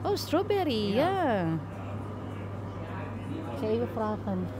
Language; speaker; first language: Dutch; non-native, learner; Filipino